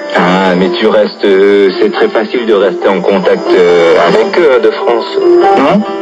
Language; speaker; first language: French; native; French